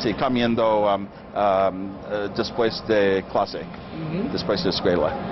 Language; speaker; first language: Spanish; non-native, learner; English